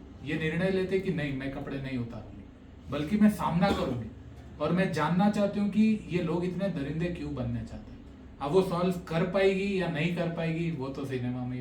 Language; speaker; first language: Hindi; native; Hindi